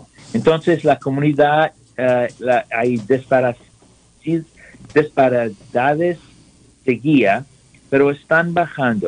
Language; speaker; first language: Spanish; non-native, learner; English